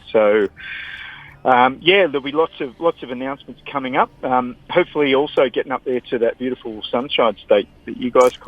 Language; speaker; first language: English; native; English